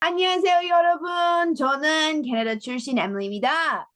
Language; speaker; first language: Korean; non-native, learner; English